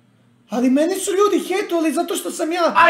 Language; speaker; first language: Bosnian; native; Bosnian